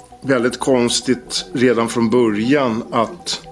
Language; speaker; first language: Swedish; non-native, fluent; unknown